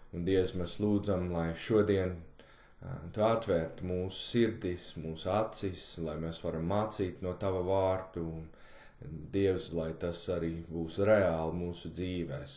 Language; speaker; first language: Latvian; early bilingual, heritage; Latvian